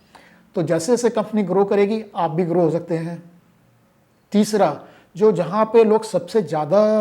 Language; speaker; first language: Hindi; native; Hindi